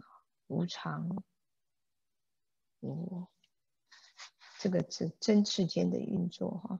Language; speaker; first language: Chinese; native; Chinese